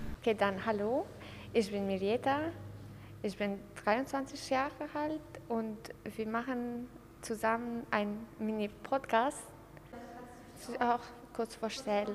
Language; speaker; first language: German; non-native, learner; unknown